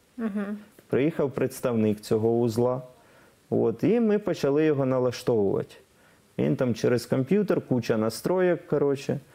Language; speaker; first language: Ukrainian; non-native, local second language; Russian